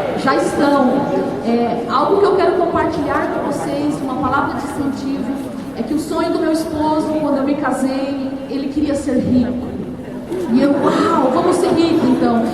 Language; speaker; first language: Portuguese; native; Portuguese